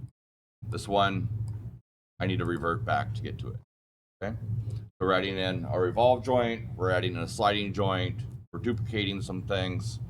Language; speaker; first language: English; native; English